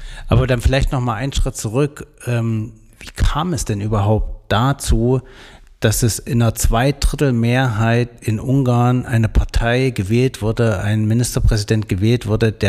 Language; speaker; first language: German; native; German